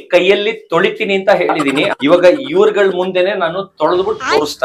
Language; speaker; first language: Kannada; native; Kannada